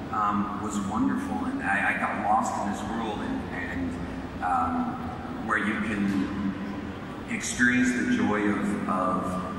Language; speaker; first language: English; native; English